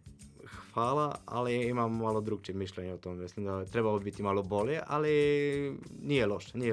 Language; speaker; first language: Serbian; non-native, fluent; Polish